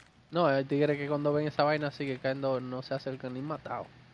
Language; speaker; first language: Spanish; early bilingual, heritage; Spanish